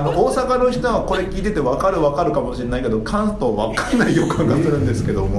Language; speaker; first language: Japanese; native; Japanese